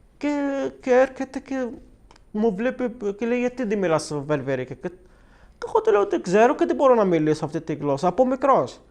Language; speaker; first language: Greek; non-native, learner; Arabic